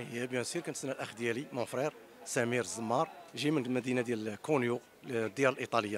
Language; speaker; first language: Arabic; native; Arabic